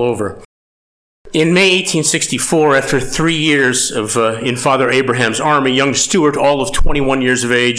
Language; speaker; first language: English; native; English